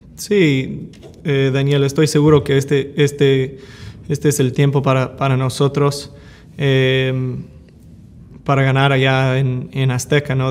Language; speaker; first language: Spanish; early bilingual, heritage; English